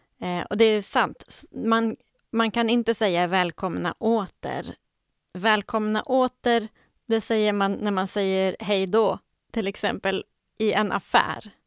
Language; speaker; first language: Swedish; native; Swedish